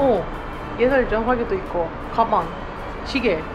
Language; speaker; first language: Korean; non-native, fluent; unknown